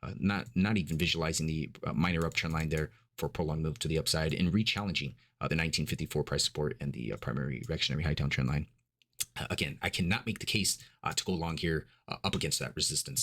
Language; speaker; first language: English; native; English